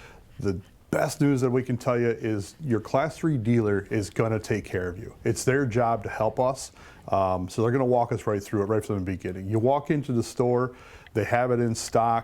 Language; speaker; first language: English; native; English